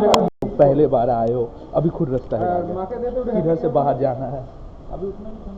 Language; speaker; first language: Hindi; non-native, local second language; Bangla